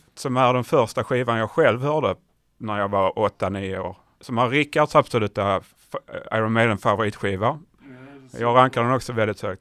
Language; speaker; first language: Swedish; native; Swedish